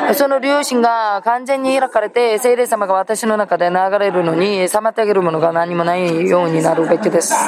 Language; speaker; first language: Japanese; non-native, fluent; Korean